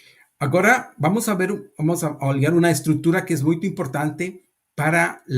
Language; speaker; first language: Portuguese; non-native, learner; Spanish